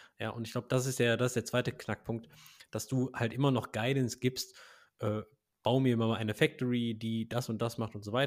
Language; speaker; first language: German; native; German